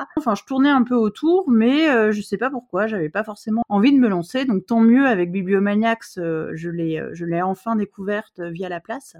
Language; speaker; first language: French; native; French